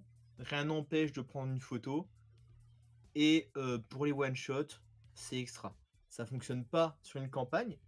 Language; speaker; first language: French; native; French